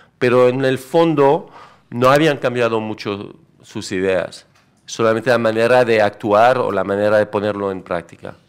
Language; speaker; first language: Spanish; non-native, fluent; French